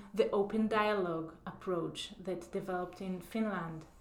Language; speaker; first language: English; non-native, fluent; Hebrew